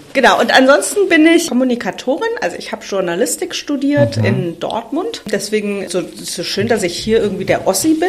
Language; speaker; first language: German; native; German